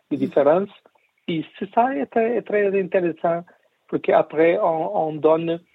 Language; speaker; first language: French; non-native, learner; Portuguese